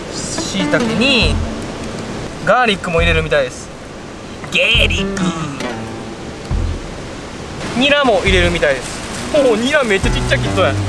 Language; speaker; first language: Japanese; native; Japanese